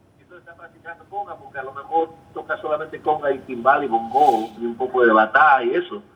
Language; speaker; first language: Spanish; native; Spanish